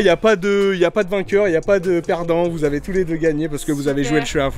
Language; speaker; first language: French; native; French